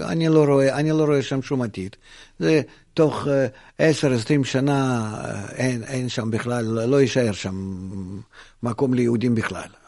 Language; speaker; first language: Hebrew; non-native, fluent; Russian